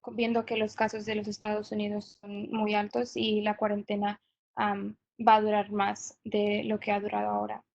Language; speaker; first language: Spanish; non-native, fluent; English